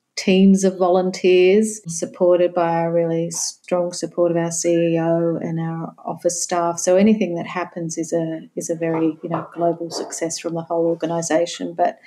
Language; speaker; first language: English; native; English